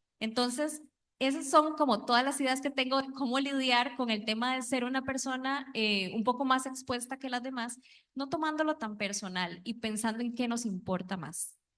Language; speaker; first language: Spanish; non-native, local second language; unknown